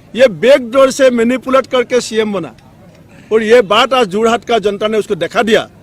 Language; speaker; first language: Hindi; non-native, local second language; Assamese